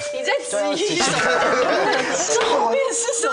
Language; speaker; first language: Chinese; native; Chinese